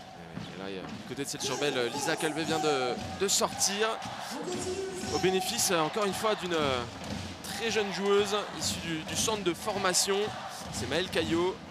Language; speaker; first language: French; native; French